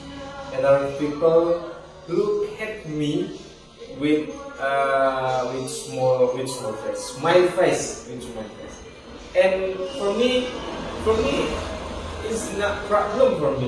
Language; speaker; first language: English; non-native, learner; Indonesian